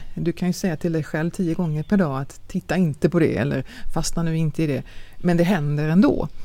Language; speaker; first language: Swedish; native; Swedish